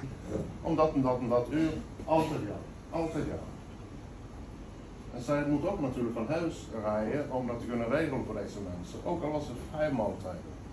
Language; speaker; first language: Dutch; non-native, fluent; Norwegian